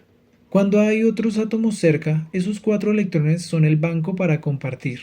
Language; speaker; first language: Spanish; native; Spanish